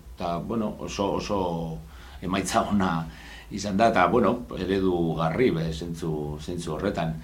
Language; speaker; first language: Basque; non-native, local second language; Spanish